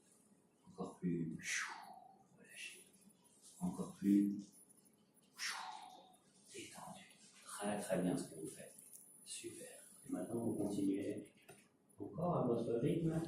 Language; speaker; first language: French; native; French